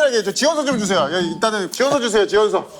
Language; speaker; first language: Korean; native; Korean